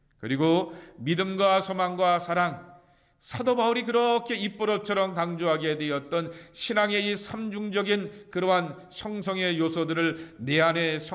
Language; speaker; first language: Korean; native; Korean